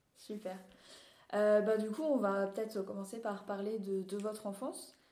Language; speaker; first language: French; native; French